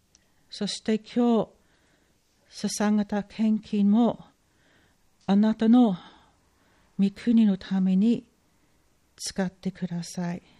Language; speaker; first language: Japanese; non-native, fluent; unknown